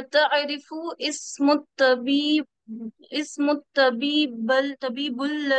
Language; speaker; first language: Arabic; non-native, learner; Urdu